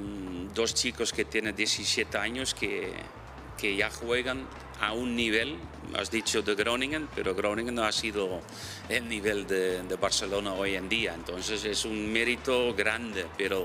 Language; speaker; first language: Spanish; non-native, fluent; Dutch